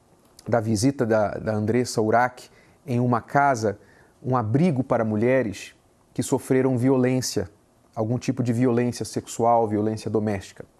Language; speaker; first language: Portuguese; native; Portuguese